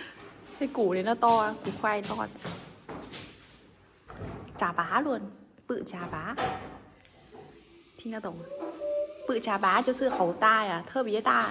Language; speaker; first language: Chinese; non-native, fluent; Vietnamese